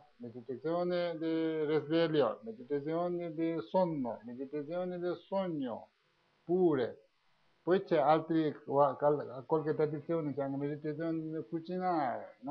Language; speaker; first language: Italian; non-native, learner; Tibetan